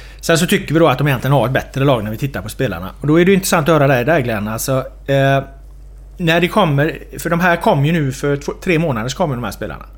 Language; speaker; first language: Swedish; native; Swedish